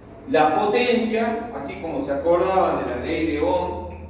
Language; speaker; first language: Spanish; native; Spanish